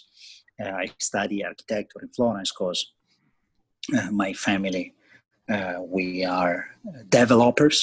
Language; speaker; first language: English; non-native, fluent; Italian